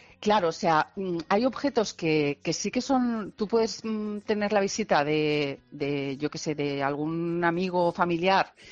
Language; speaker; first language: Spanish; non-native, local second language; Catalan